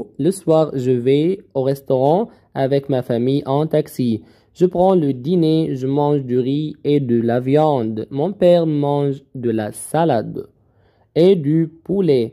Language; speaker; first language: French; non-native, learner; Arabic